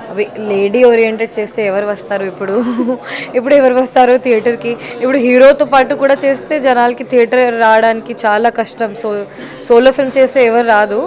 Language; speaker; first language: Telugu; non-native, fluent; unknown